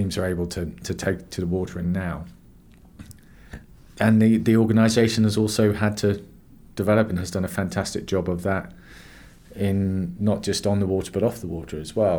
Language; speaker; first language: English; native; English